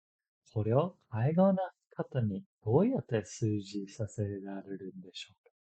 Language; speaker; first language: Japanese; non-native, fluent; English